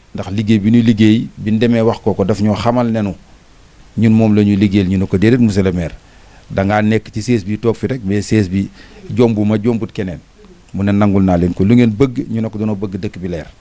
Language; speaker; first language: Wolof; native; Wolof